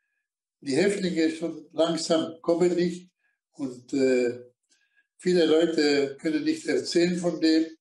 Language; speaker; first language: German; non-native, fluent; Slovak